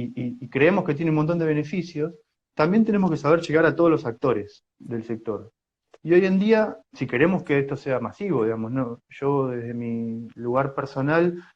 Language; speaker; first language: Spanish; native; Spanish